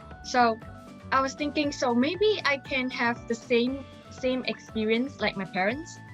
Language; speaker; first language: English; non-native, local second language; Chinese